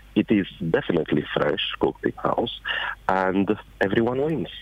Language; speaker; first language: English; non-native, fluent; Romanian